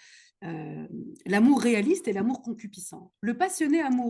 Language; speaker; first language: French; native; French